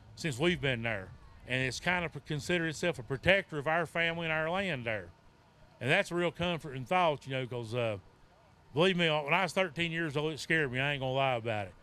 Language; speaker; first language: English; native; English